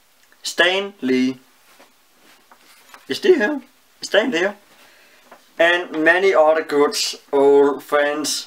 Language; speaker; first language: English; non-native, learner; Danish